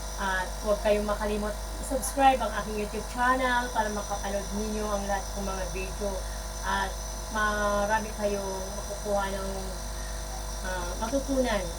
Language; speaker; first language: Filipino; native; Filipino